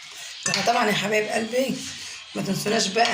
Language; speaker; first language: Arabic; native; Arabic